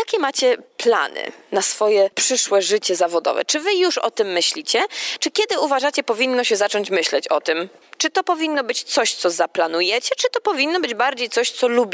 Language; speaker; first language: Polish; native; Polish